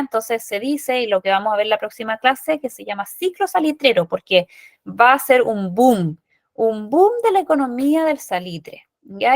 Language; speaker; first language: Spanish; native; Spanish